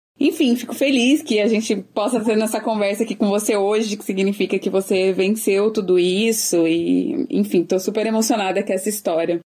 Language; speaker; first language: Portuguese; native; Portuguese